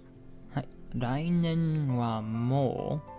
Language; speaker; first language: Japanese; non-native, learner; English